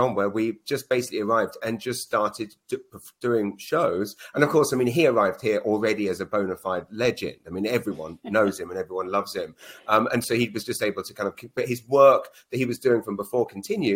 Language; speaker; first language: English; native; English